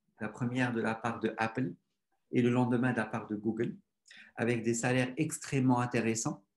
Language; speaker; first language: French; non-native, local second language; Arabic